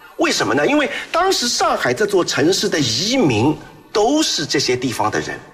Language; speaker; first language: Chinese; native; Chinese